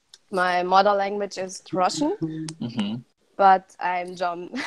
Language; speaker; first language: English; non-native, learner; Russian